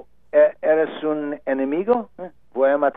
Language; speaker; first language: Spanish; non-native, learner; English